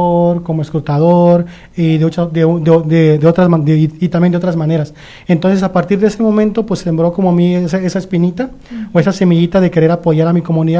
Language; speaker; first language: Spanish; non-native, local second language; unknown